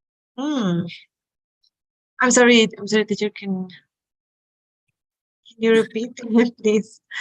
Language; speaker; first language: English; non-native, learner; Spanish